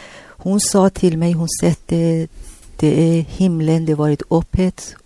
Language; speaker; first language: Swedish; non-native, learner; Persian